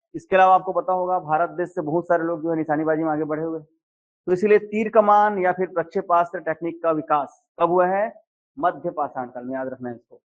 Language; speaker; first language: Hindi; native; Hindi